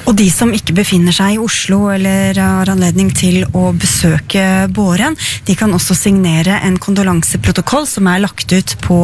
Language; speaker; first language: Norwegian; native; Norwegian